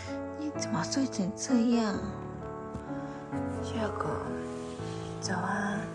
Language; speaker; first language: Chinese; non-native, fluent; Japanese